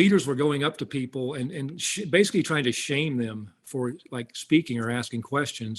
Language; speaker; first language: English; native; English